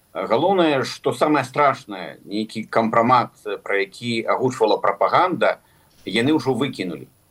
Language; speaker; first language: Belarusian; native; Belarusian